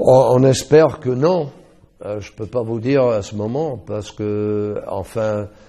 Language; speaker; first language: French; non-native, fluent; English